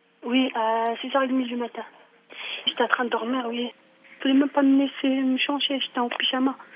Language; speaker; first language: French; non-native, fluent; Arabic